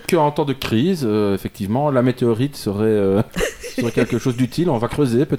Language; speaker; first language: French; native; French